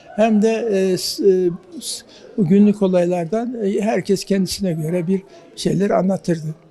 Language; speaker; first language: Turkish; native; Turkish